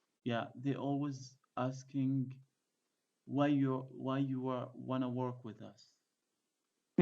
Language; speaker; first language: English; non-native, fluent; Arabic